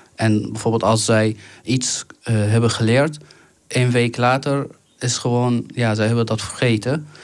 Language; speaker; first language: Dutch; non-native, fluent; Arabic